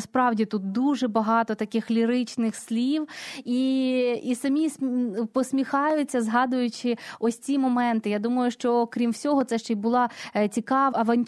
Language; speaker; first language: Ukrainian; native; Ukrainian